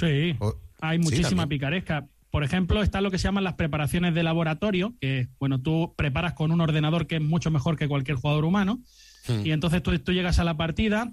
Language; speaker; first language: Spanish; native; Spanish